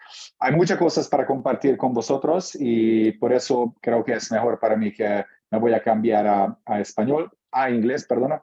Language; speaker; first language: Spanish; non-native, learner; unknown